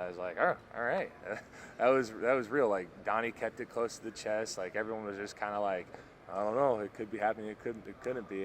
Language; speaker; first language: English; native; English